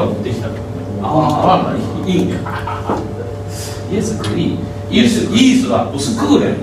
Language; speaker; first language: Chinese; non-native, learner; Japanese